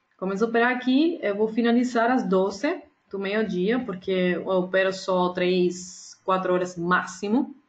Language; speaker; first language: Portuguese; non-native, fluent; Spanish